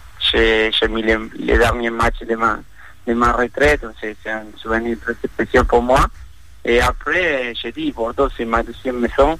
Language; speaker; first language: French; non-native, fluent; Spanish